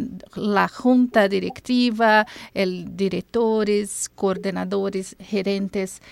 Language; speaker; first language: Spanish; non-native, fluent; Portuguese